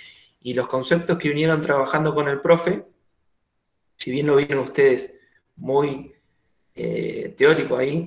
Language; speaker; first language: Spanish; native; Spanish